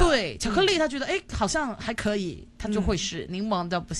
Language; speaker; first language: Chinese; non-native, local second language; Cantonese